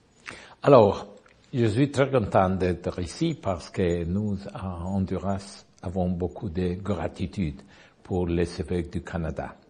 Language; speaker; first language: French; non-native, learner; Spanish